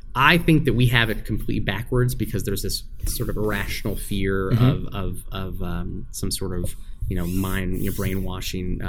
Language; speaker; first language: English; native; English